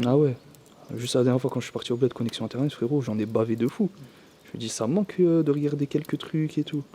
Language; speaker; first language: French; early bilingual, other home language; Kabyle